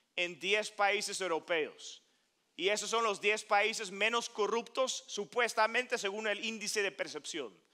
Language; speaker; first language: Spanish; non-native, fluent; Dutch